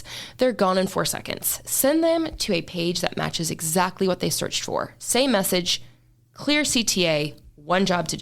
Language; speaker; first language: English; native; English